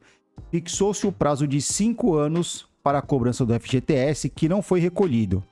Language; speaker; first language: Portuguese; native; Portuguese